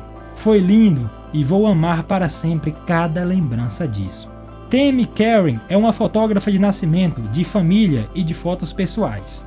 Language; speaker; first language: Portuguese; native; Portuguese